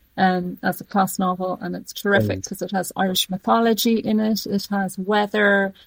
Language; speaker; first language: English; native; English